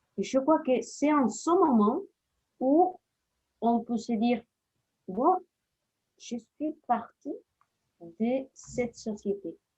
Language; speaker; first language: French; non-native, fluent; Spanish